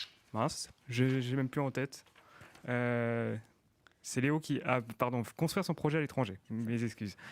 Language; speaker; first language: French; native; French